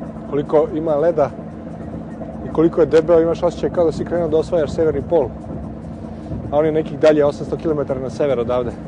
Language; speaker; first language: Serbian; native; Serbian